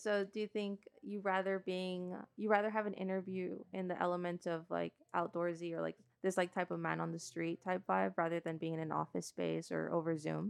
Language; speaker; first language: English; early bilingual, other home language; Spanish